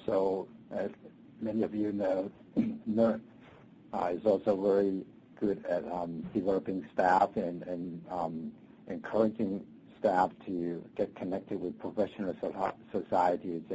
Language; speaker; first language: English; non-native, local second language; Cantonese